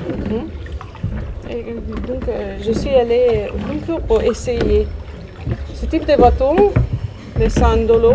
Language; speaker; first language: French; non-native, learner; Italian